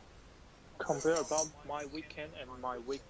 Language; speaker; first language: English; non-native, learner; Chinese